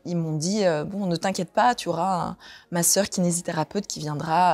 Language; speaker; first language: French; native; French